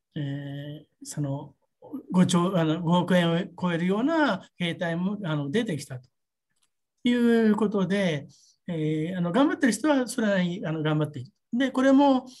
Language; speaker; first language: Japanese; native; Japanese